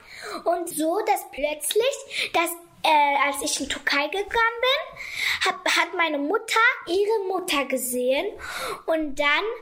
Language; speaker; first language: German; early bilingual, other home language; Kurdish